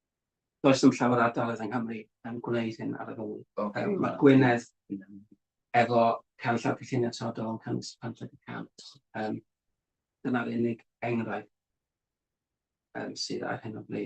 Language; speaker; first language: Welsh; native; Welsh